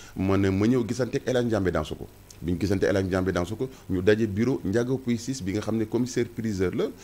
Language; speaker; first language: Wolof; native; Wolof